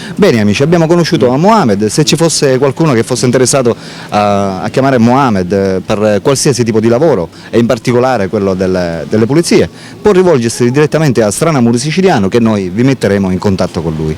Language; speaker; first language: Italian; native; Italian